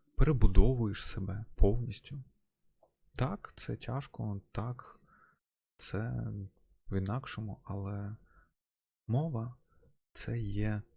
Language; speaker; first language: Ukrainian; non-native, local second language; Russian